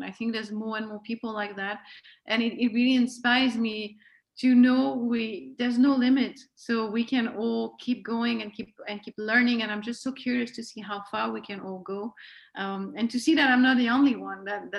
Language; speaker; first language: English; non-native, fluent; French